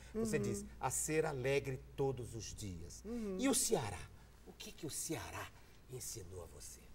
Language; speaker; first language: Portuguese; native; Portuguese